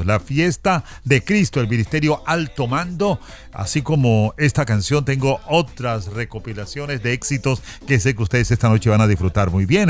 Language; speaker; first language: Spanish; native; Spanish